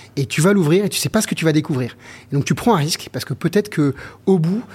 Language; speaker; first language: French; native; French